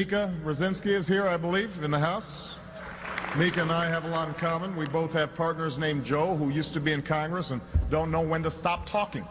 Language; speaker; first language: English; native; English